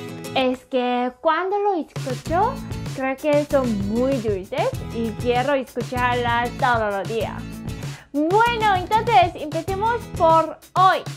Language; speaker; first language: Spanish; non-native, learner; Korean